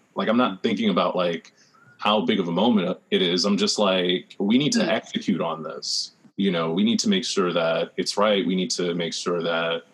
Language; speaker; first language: English; native; English